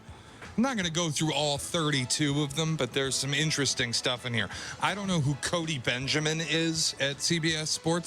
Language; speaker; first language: English; native; English